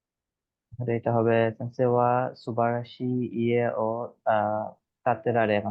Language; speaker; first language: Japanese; non-native, learner; Bangla